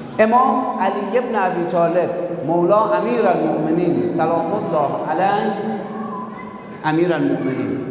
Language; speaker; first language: Persian; native; Persian